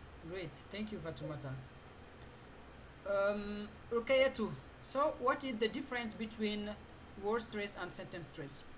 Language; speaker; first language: English; non-native, fluent; French